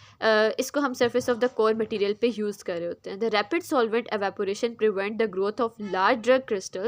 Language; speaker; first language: Hindi; native; Hindi